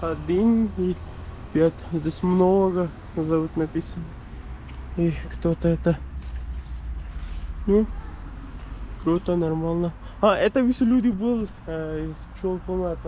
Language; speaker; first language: Russian; non-native, learner; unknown